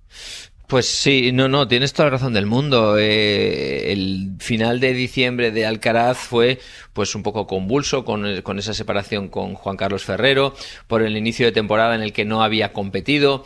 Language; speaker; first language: Spanish; native; Spanish